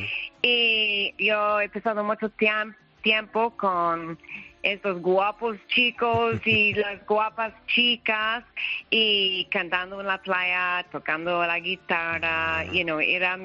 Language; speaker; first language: Spanish; non-native, learner; English